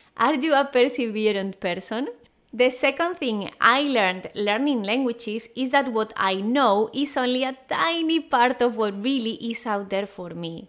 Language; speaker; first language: English; non-native, fluent; Spanish